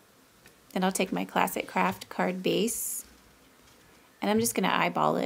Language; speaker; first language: English; native; English